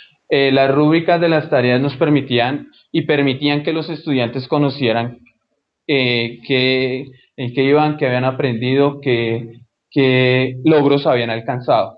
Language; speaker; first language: Spanish; native; Spanish